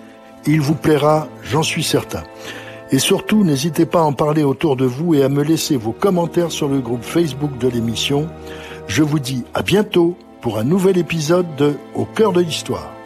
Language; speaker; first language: French; native; French